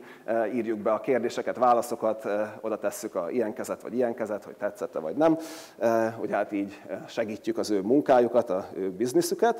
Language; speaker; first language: Hungarian; native; Hungarian